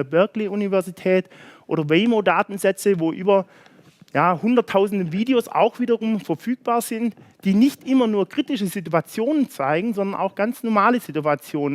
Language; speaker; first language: German; native; German